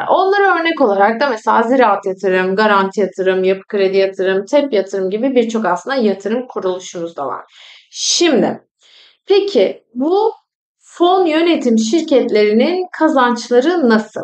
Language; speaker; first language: Turkish; native; Turkish